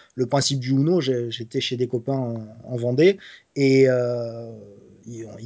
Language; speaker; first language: French; native; French